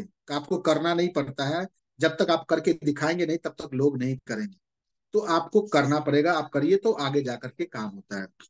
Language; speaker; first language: Hindi; native; Hindi